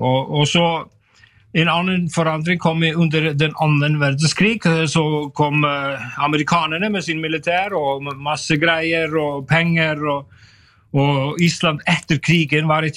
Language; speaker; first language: Norwegian; non-native, fluent; Icelandic